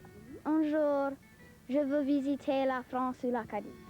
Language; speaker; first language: French; non-native, local second language; English